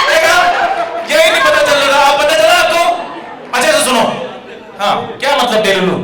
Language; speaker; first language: Hindi; native; Hindi